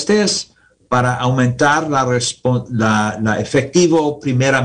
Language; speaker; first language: Spanish; non-native, learner; English